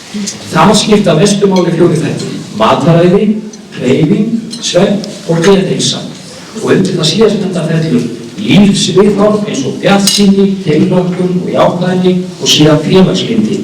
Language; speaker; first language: Icelandic; native; Icelandic